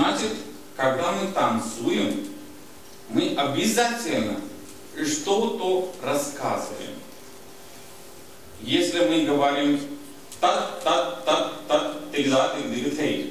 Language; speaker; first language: Russian; non-native, learner; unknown